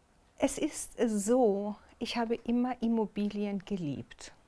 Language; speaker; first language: German; non-native, fluent; Persian